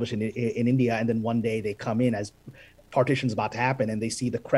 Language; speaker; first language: English; non-native, local second language; Urdu